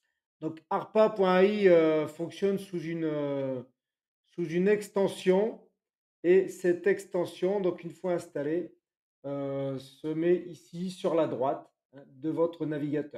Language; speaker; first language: French; native; French